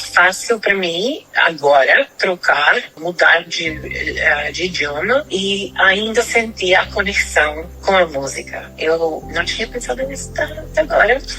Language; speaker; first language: Portuguese; non-native, fluent; Spanish